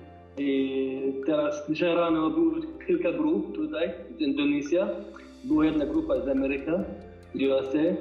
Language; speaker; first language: Polish; non-native, fluent; Arabic